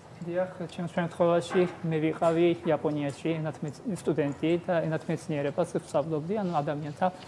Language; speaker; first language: Georgian; non-native, fluent; Japanese